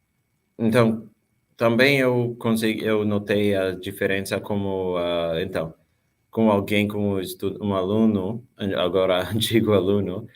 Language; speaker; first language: Portuguese; non-native, fluent; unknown